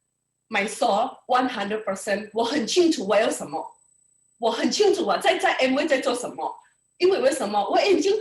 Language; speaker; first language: Chinese; early bilingual, heritage; Indonesian